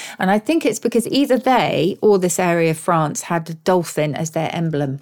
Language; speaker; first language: English; native; English